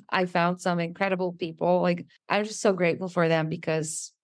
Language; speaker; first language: English; non-native, fluent; Serbian